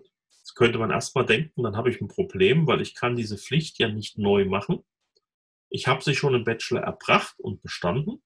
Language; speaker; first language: German; native; German